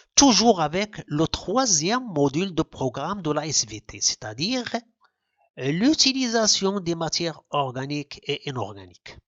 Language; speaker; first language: French; non-native, local second language; Arabic